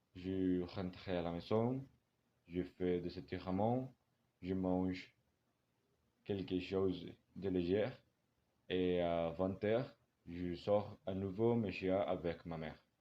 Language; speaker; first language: French; non-native, learner; Spanish